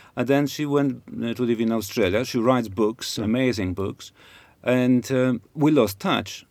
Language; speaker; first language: English; non-native, fluent; Polish